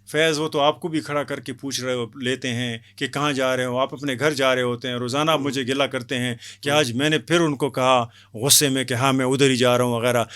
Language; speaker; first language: Urdu; non-native, local second language; Pashto